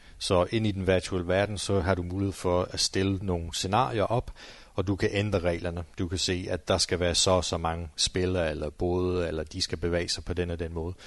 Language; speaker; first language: Danish; non-native, fluent; English